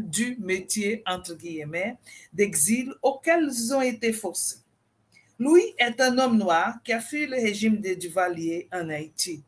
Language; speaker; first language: French; non-native, fluent; Portuguese